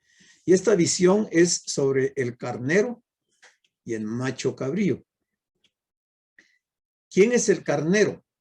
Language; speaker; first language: Spanish; native; Spanish